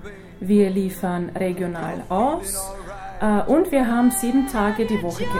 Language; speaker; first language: German; non-native, fluent; Croatian